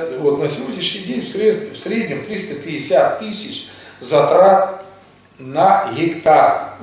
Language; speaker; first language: Russian; native; Russian